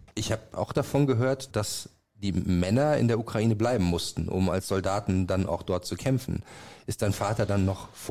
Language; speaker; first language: German; native; German